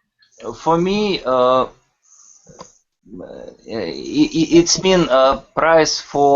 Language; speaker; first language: English; non-native, learner; Russian